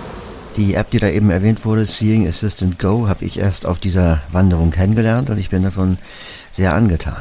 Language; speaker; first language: German; native; German